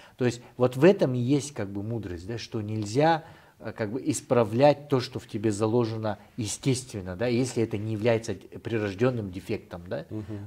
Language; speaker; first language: Russian; non-native, local second language; Kyrgyz